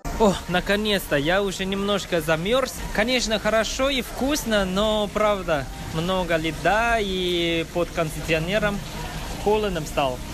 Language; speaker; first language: Russian; non-native, learner; Chinese